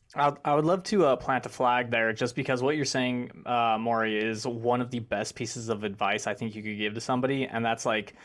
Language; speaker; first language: English; native; English